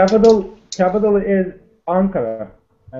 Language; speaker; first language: English; non-native, learner; Turkish